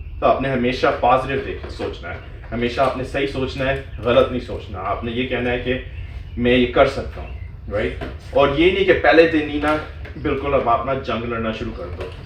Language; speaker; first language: Urdu; native; Urdu